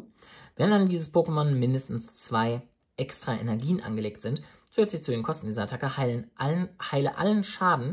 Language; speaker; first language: German; native; German